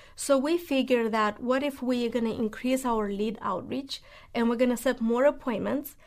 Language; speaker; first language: English; non-native, fluent; Romanian